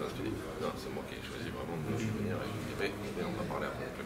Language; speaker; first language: French; non-native, fluent; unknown